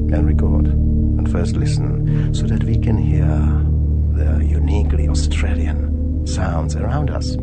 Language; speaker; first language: English; non-native, fluent; Czech